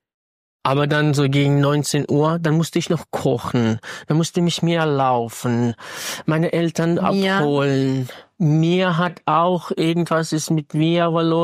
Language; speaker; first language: German; non-native, fluent; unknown